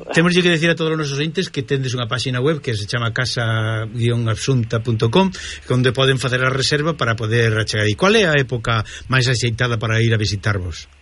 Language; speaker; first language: Galician; native; Galician